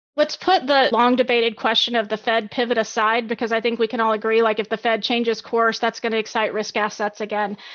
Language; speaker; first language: English; native; English